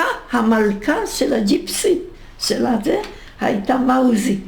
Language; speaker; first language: Hebrew; non-native, fluent; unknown